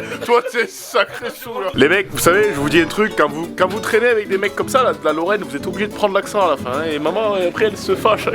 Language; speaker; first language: French; native; French